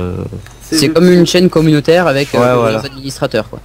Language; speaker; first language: French; native; French